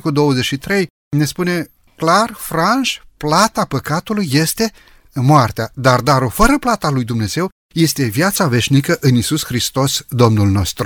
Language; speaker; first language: Romanian; native; Romanian